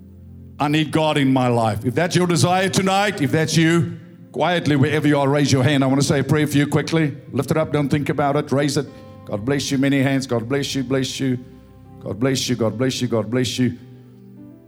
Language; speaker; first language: English; non-native, local second language; Afrikaans